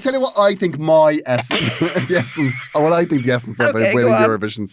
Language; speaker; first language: English; native; English